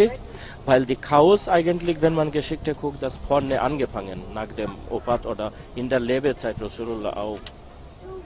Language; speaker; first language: German; non-native, learner; Bangla